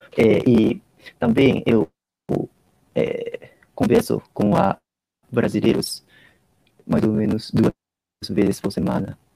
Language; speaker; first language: Portuguese; non-native, learner; Japanese